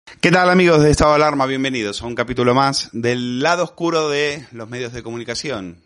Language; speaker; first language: Spanish; native; Spanish